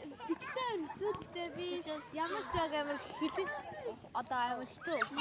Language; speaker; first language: Mongolian; early bilingual, heritage; Mongolian